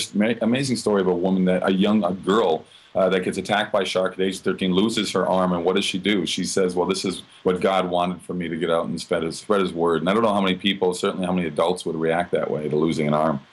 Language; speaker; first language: English; native; English